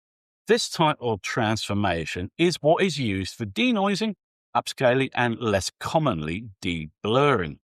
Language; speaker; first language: English; native; English